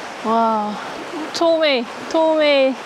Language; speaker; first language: Japanese; non-native, learner; Korean